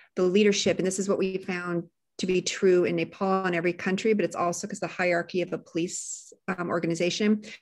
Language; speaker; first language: English; native; English